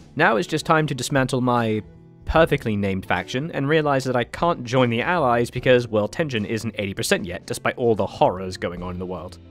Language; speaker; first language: English; native; English